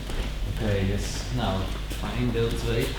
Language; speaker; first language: Dutch; native; Dutch